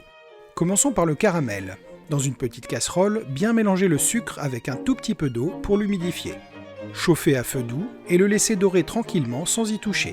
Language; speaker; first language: French; native; French